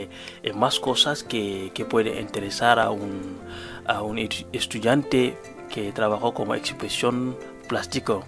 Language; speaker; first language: Spanish; non-native, learner; Wolof